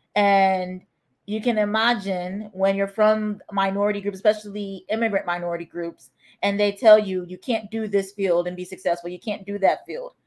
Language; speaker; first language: English; native; English